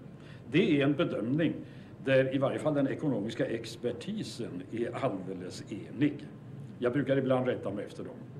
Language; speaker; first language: Swedish; native; Swedish